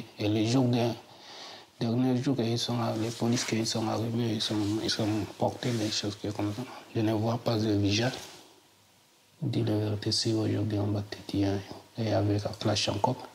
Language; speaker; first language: French; non-native, learner; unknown